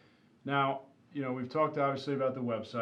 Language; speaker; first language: English; native; English